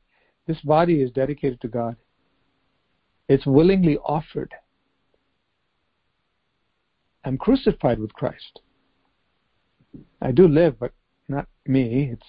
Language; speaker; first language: English; native; English